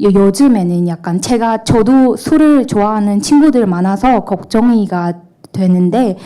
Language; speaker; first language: Korean; non-native, fluent; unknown